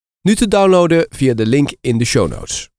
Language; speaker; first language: Dutch; native; Dutch